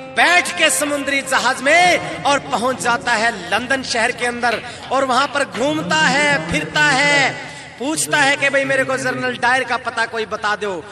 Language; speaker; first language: Hindi; native; Hindi